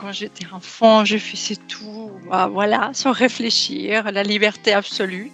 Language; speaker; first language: French; non-native, fluent; Spanish